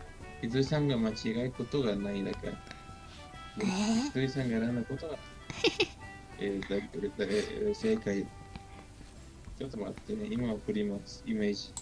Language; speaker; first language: Japanese; non-native, learner; Spanish